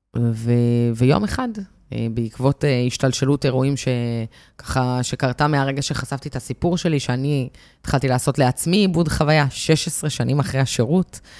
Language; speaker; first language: Hebrew; native; Hebrew